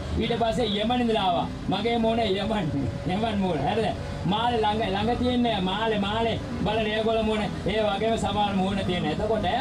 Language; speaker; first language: Sinhala; non-native, local second language; Tamil